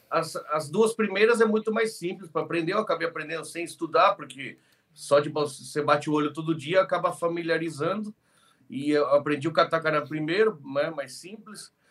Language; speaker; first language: Portuguese; early bilingual, other home language; Spanish